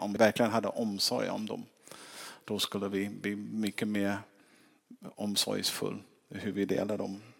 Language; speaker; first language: Swedish; non-native, fluent; English